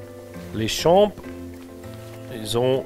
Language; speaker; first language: French; non-native, fluent; German